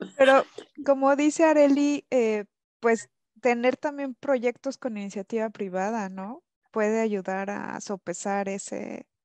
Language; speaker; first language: Spanish; native; Spanish